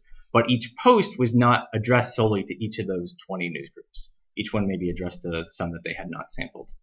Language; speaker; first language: English; native; English